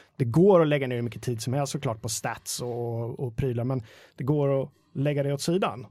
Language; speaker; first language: Swedish; native; Swedish